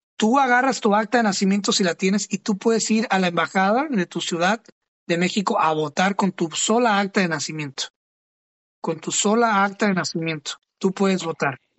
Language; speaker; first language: Spanish; native; Spanish